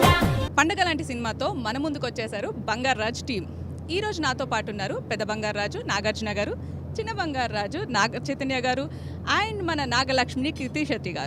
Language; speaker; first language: Telugu; native; Telugu